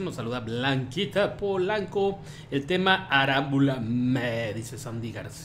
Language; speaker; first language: Spanish; native; Spanish